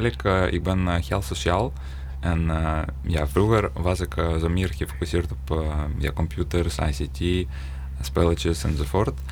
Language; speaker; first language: Dutch; non-native, learner; Ukrainian